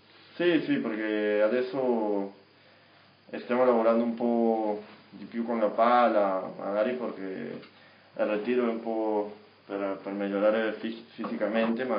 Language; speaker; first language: Italian; non-native, learner; Spanish